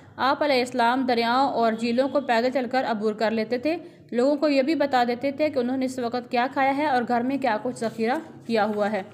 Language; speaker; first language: Urdu; non-native, local second language; Punjabi